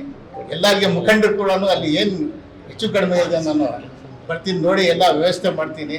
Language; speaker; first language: Kannada; non-native, local second language; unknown